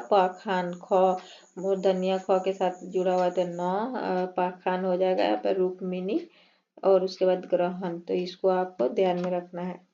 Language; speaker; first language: Hindi; non-native, local second language; Assamese